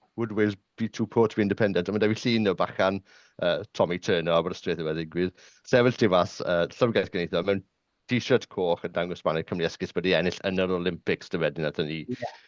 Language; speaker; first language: Welsh; non-native, local second language; English